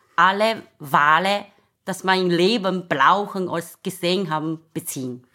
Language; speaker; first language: German; non-native, learner; Chinese